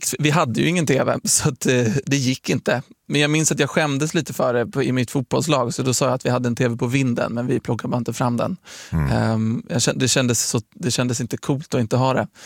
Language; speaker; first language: Swedish; native; Swedish